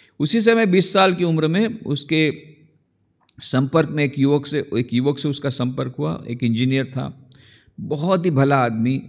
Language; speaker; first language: Hindi; non-native, local second language; Gujarati